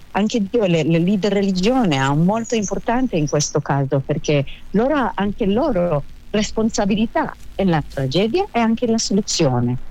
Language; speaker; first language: Italian; non-native, learner; Hebrew